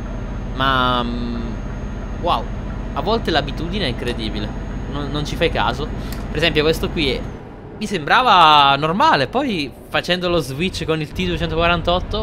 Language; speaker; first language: Italian; native; Italian